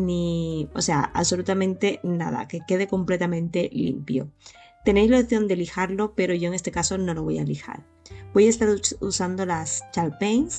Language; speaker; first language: Spanish; native; Spanish